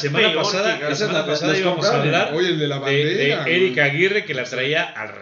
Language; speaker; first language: Spanish; native; Spanish